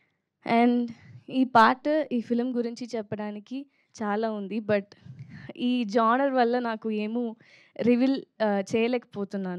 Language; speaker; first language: Telugu; non-native, learner; Tamil